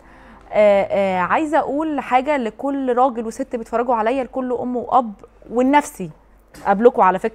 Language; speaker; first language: Arabic; native; Arabic